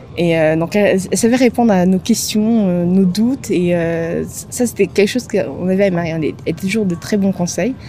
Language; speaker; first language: French; native; French